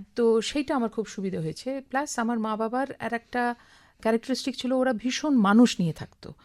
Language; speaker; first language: Bangla; native; Bangla